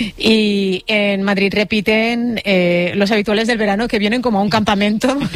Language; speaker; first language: Spanish; native; Spanish